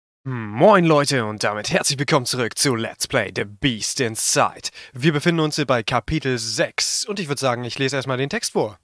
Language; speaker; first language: German; native; German